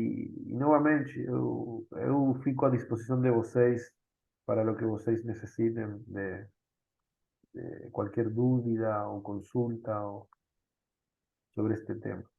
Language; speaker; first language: Portuguese; non-native, fluent; Spanish